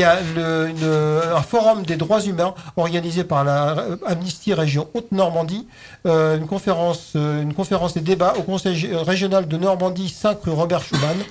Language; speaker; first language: French; native; French